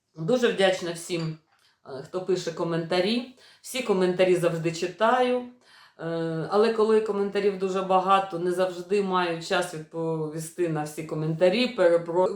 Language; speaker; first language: Ukrainian; non-native, local second language; Russian